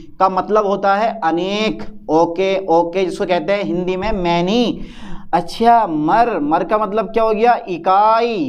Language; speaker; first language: Hindi; native; Hindi